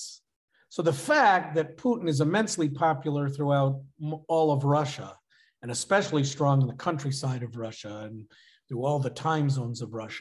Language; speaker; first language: English; native; English